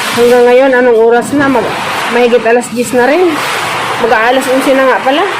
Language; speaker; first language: Filipino; non-native, local second language; Bikol